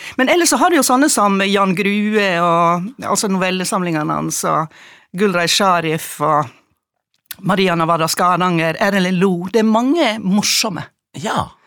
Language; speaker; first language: Norwegian; native; Norwegian